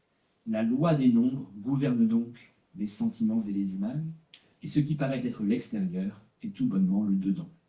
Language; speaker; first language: French; native; French